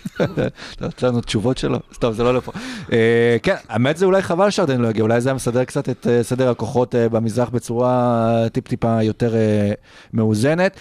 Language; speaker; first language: Hebrew; native; Hebrew